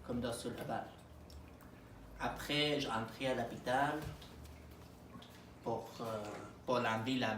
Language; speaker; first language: French; non-native, learner; Arabic